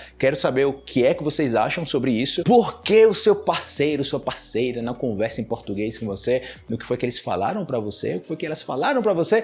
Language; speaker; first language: Portuguese; native; Portuguese